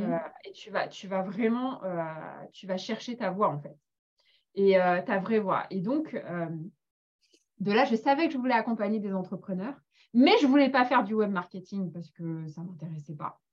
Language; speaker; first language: French; native; French